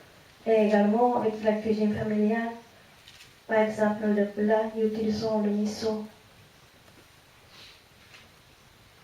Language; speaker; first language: French; non-native, fluent; Japanese